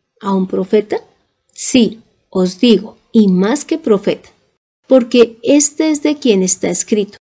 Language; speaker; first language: Spanish; native; Spanish